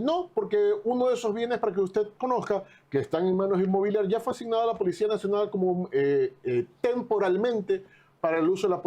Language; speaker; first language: Spanish; native; Spanish